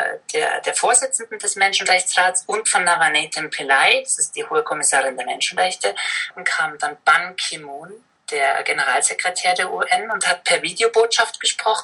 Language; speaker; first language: German; native; German